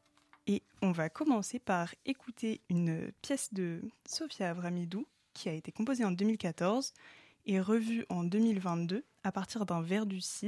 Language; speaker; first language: French; native; French